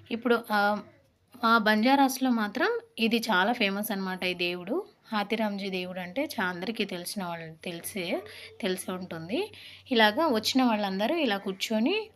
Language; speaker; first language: Telugu; non-native, local second language; Lambadi